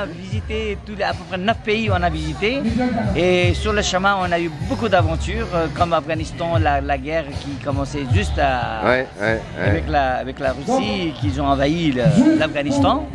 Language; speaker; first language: French; non-native, fluent; Nepali